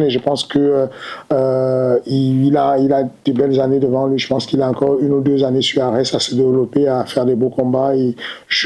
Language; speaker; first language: French; native; French